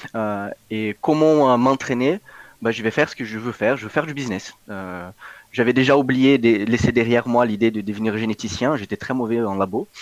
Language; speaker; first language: French; non-native, fluent; Portuguese